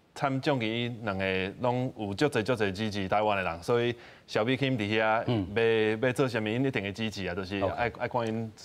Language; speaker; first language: Min Nan Chinese; non-native, fluent; English